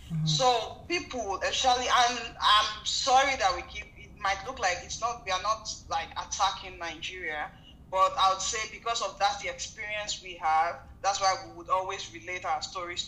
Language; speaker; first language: English; non-native, local second language; Yoruba